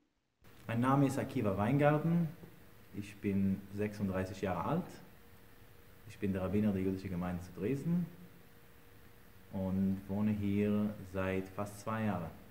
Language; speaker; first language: German; non-native, fluent; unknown